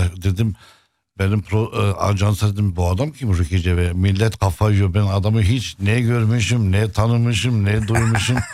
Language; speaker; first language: Turkish; non-native, fluent; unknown